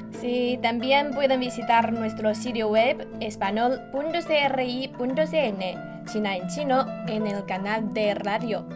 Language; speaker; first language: Spanish; non-native, fluent; Chinese